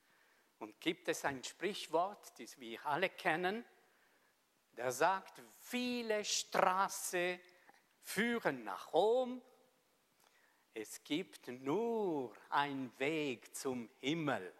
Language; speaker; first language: German; non-native, fluent; Italian